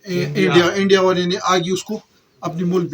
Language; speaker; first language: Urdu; non-native, local second language; Pashto